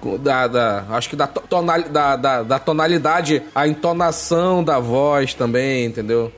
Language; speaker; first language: Portuguese; native; Portuguese